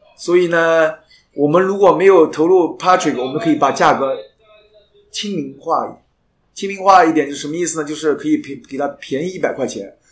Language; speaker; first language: Chinese; native; Chinese